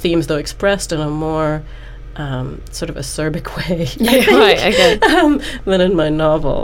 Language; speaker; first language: English; native; English